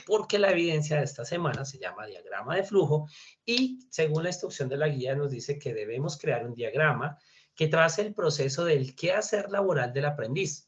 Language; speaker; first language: Spanish; native; Spanish